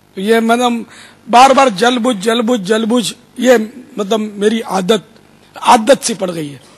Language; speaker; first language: Urdu; non-native, local second language; Kachhi